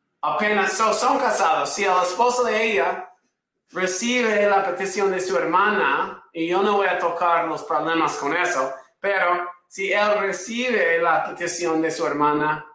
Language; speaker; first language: Spanish; non-native, fluent; English